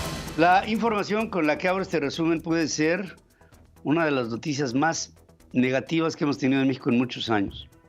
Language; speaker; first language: Spanish; native; Spanish